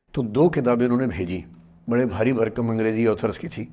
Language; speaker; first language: Hindi; native; Hindi